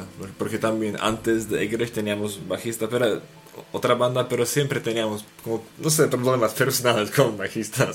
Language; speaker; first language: Spanish; non-native, fluent; Slovak